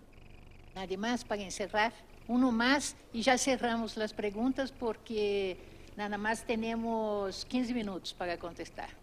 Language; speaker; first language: Spanish; non-native, fluent; Portuguese